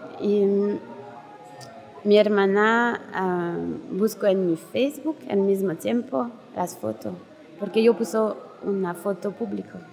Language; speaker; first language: Spanish; non-native, learner; French